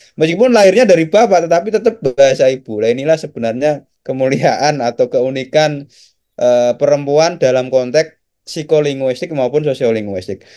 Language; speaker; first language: Indonesian; non-native, local second language; Javanese